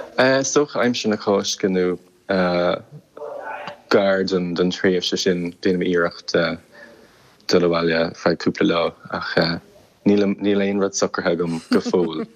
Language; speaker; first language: Irish; non-native, local second language; English